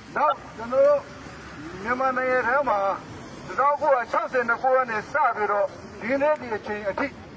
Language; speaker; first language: Burmese; non-native, local second language; Rohingya